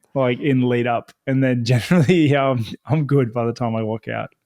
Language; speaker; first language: English; native; English